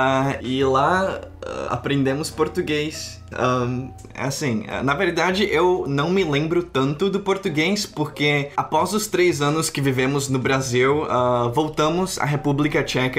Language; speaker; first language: Portuguese; non-native, fluent; Czech